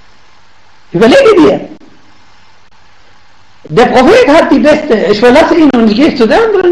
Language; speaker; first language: German; non-native, learner; Arabic